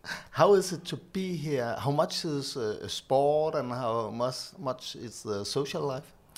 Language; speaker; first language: English; non-native, learner; Danish